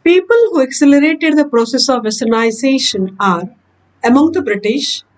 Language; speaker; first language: English; non-native, local second language; Kannada